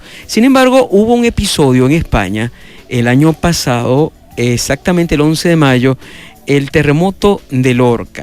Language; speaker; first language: Spanish; native; Spanish